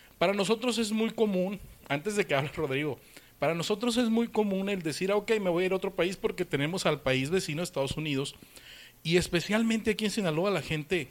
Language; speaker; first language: Spanish; native; Spanish